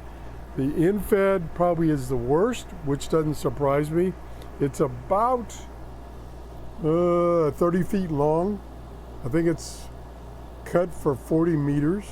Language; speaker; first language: English; native; English